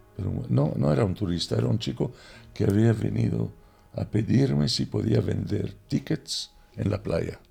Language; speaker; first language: Spanish; non-native, fluent; French